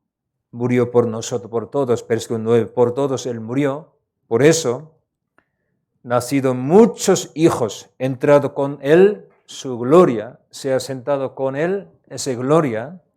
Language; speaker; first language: Spanish; non-native, learner; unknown